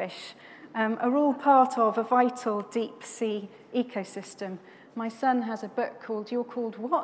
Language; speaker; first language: English; native; English